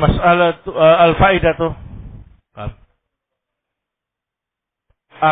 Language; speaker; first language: Arabic; non-native, fluent; Indonesian